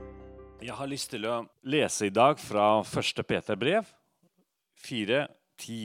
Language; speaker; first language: Norwegian; non-native, fluent; Russian